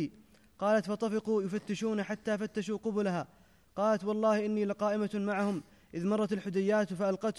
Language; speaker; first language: Arabic; native; Arabic